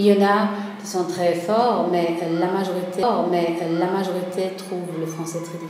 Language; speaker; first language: French; non-native, fluent; Swedish